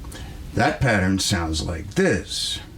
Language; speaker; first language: English; native; English